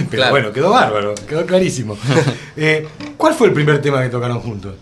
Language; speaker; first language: Spanish; native; Spanish